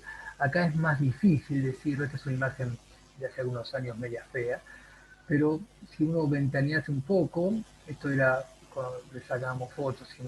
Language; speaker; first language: Spanish; native; Spanish